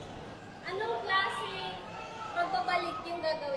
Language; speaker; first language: Filipino; native; Filipino